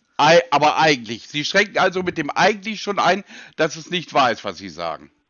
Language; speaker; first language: German; native; German